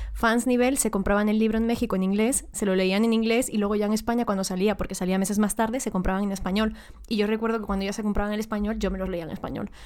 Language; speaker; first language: Spanish; early bilingual, other home language; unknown